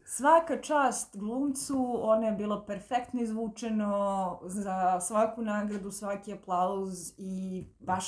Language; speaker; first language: Serbian; native; Serbian